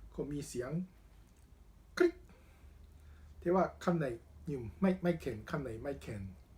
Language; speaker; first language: Thai; non-native, learner; Japanese